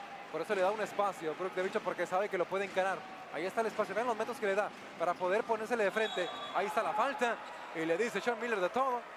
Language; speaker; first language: Spanish; native; Spanish